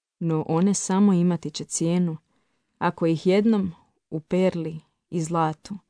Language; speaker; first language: Croatian; native; Croatian